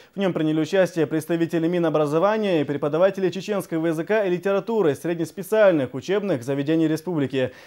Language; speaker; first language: Russian; non-native, local second language; Chechen